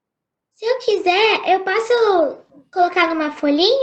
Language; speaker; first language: Portuguese; native; Portuguese